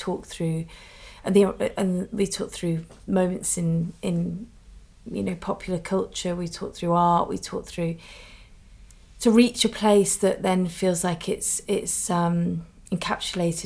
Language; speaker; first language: English; native; English